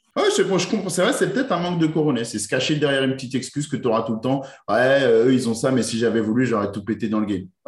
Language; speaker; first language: French; native; French